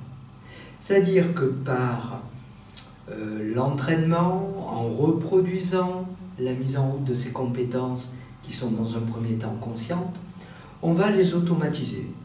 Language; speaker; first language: French; native; French